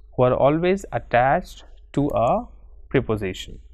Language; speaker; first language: English; non-native, local second language; Hindi